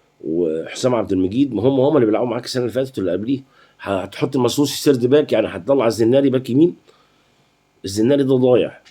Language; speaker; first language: Arabic; native; Arabic